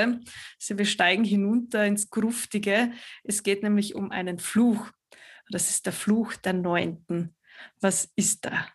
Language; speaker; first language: German; native; German